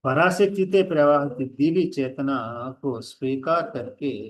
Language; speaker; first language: Hindi; non-native, local second language; Telugu